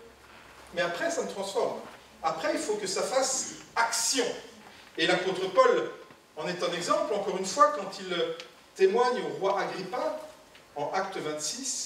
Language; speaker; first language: French; native; French